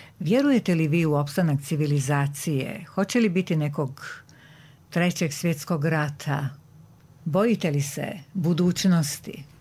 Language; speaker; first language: Croatian; native; Croatian